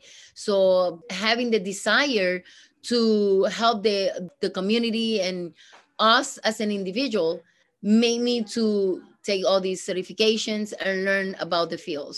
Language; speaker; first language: English; non-native, fluent; Spanish